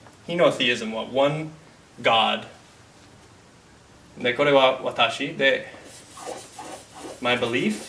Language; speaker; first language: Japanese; non-native, fluent; English